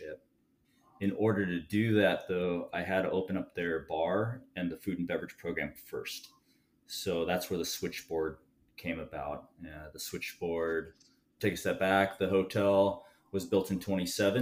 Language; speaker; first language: English; native; English